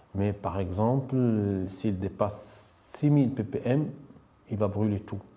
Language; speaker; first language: French; non-native, local second language; Arabic